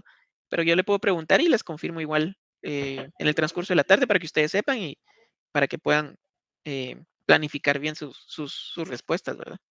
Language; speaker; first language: Spanish; native; Spanish